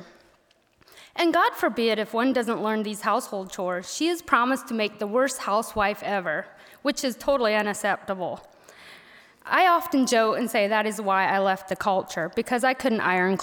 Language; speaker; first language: English; early bilingual, other home language; Pennsylvania German